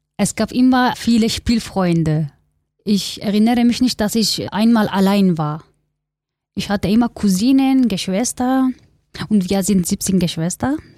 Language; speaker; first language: German; non-native, learner; Kurdish